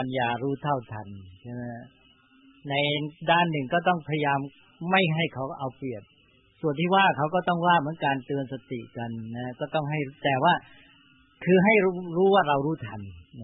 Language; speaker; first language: Thai; native; Thai